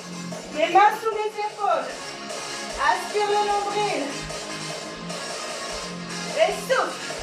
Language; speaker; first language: French; native; French